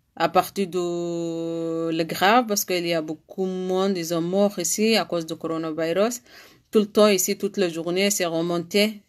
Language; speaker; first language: French; non-native, learner; Arabic